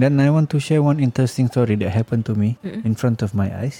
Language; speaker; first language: English; non-native, local second language; Malay